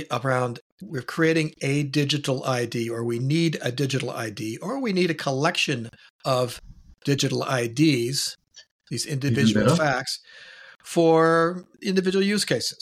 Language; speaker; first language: English; native; English